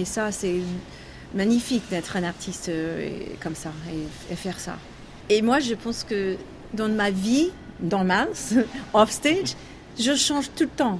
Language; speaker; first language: French; non-native, learner; English